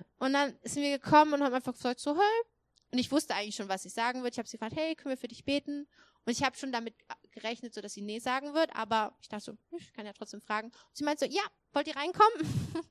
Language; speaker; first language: German; native; German